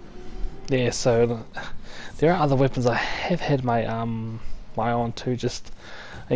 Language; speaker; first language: English; native; English